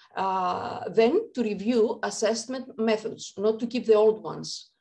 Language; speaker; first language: English; non-native, fluent; Greek